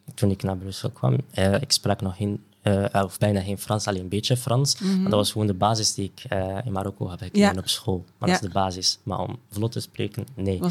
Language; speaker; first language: Dutch; non-native, fluent; Riffian